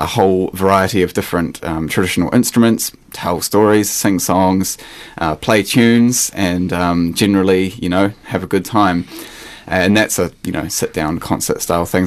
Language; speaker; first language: English; native; English